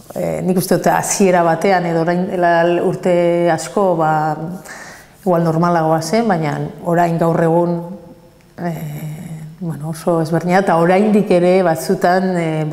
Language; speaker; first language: Basque; native; Basque